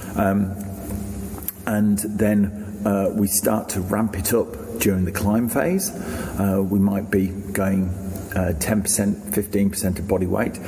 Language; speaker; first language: English; native; English